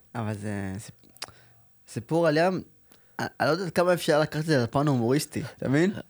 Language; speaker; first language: Hebrew; native; Hebrew